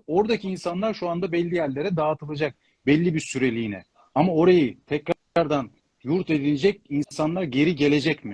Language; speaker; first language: Turkish; native; Turkish